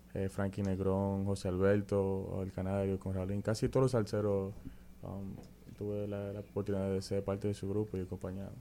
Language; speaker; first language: Spanish; early bilingual, heritage; Spanish